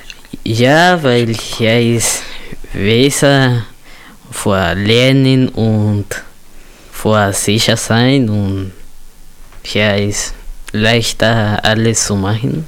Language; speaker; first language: German; early bilingual, other home language; Spanish